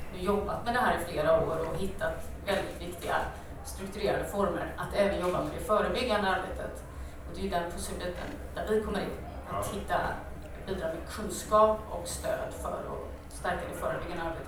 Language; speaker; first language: Swedish; native; Swedish